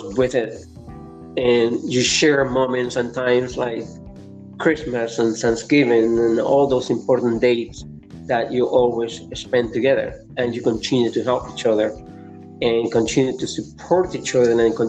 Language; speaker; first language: English; non-native, fluent; Spanish